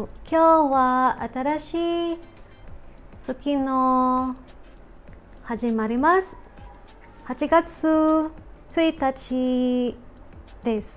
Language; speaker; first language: Japanese; non-native, learner; Filipino